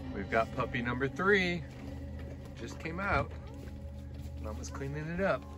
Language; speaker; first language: English; native; English